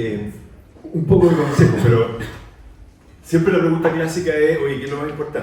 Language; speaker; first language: Spanish; native; Spanish